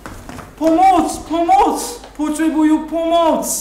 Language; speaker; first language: Czech; non-native, learner; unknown